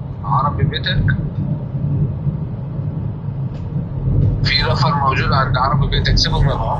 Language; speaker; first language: Arabic; non-native, learner; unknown